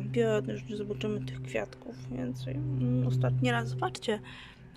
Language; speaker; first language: Polish; native; Polish